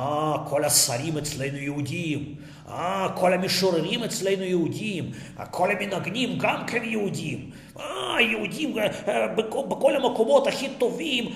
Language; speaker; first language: Hebrew; non-native, fluent; Russian